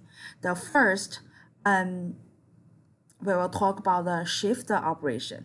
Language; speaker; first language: English; non-native, fluent; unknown